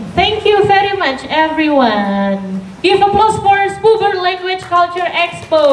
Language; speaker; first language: English; non-native, fluent; Indonesian